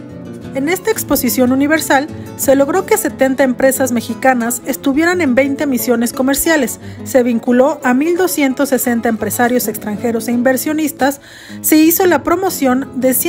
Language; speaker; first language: Spanish; native; Spanish